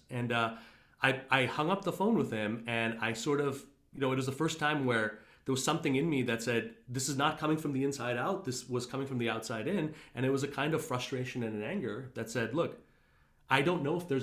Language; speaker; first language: English; native; English